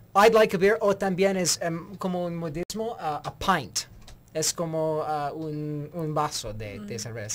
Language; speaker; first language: Spanish; non-native, learner; English